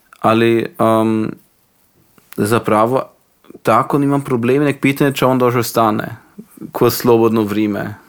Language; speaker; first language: Slovenian; non-native, learner; Croatian